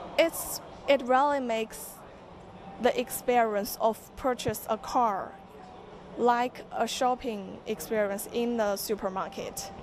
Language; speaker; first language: English; non-native, fluent; Chinese